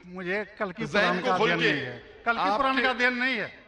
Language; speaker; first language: Hindi; native; Hindi